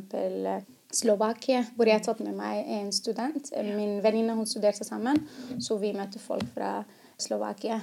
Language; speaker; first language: Norwegian; non-native, fluent; Arabic